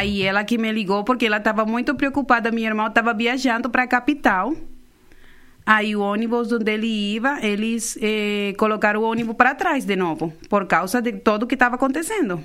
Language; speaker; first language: Portuguese; non-native, fluent; Spanish